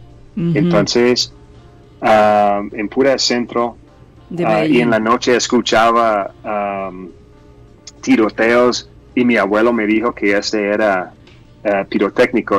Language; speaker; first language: Spanish; non-native, fluent; English